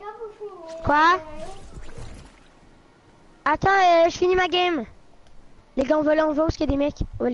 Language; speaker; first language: French; native; French